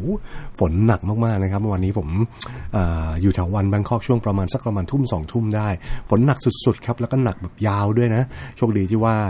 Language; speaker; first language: Thai; native; Thai